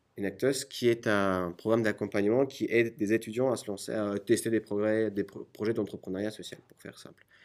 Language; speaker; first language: French; non-native, fluent; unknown